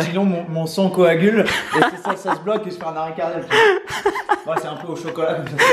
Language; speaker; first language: French; native; French